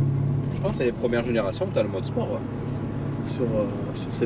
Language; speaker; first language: French; native; French